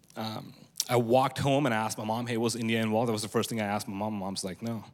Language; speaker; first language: English; non-native, local second language; Punjabi